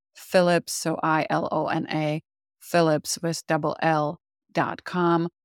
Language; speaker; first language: English; non-native, fluent; Czech